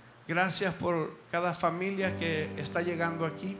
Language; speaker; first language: Spanish; early bilingual, heritage; Spanish